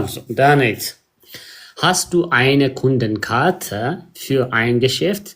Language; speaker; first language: German; non-native, fluent; Amharic